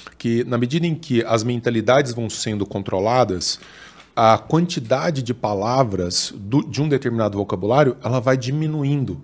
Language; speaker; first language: Portuguese; native; Portuguese